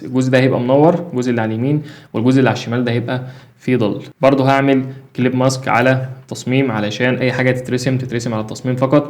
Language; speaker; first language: Arabic; native; Arabic